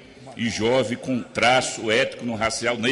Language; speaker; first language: Portuguese; native; Portuguese